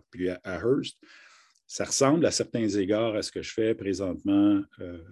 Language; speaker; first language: French; native; French